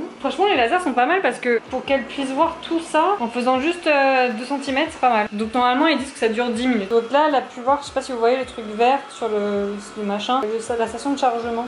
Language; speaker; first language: French; native; French